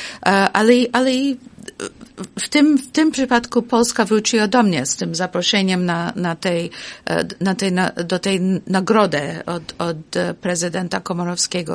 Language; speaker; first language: Polish; non-native, fluent; English